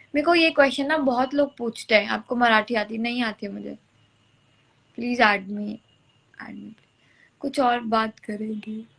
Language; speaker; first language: Hindi; native; Hindi